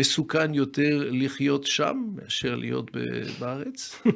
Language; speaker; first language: Hebrew; non-native, fluent; French